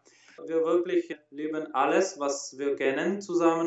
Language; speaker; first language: German; non-native, learner; Czech